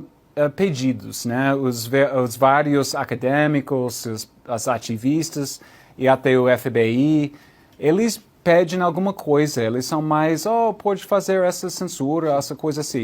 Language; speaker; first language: Portuguese; non-native, learner; English